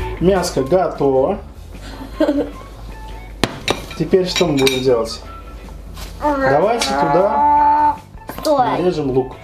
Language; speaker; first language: Russian; native; Russian